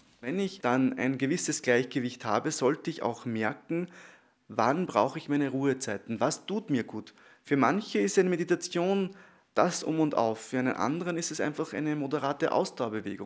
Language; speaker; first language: German; native; German